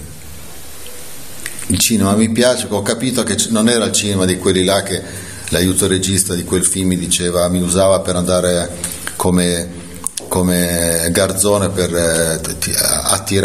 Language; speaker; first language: Italian; native; Italian